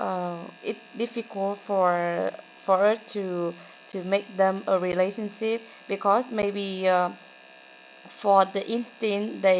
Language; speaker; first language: English; non-native, learner; Vietnamese